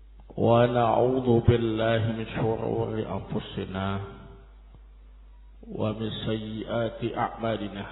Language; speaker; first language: Arabic; non-native, fluent; Indonesian